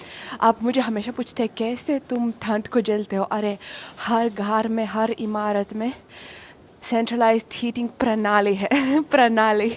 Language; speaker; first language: Hindi; non-native, fluent; Russian